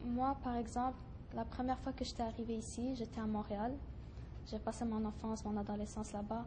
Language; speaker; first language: French; early bilingual, other home language; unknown